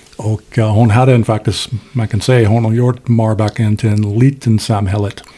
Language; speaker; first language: Swedish; non-native, learner; English